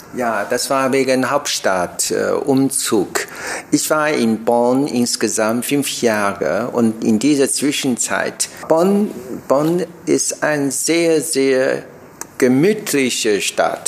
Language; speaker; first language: German; non-native, learner; Chinese